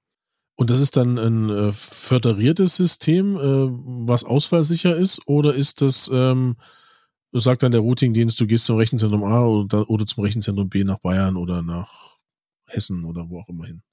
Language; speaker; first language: German; native; German